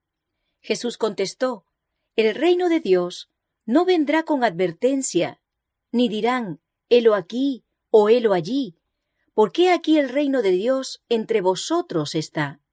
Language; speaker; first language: Spanish; native; Spanish